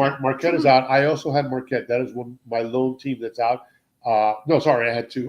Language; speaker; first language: English; native; English